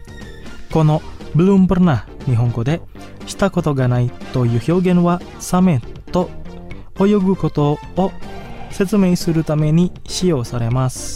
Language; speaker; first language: Japanese; non-native, fluent; Indonesian